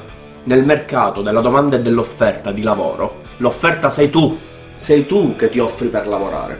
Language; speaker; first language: Italian; native; Italian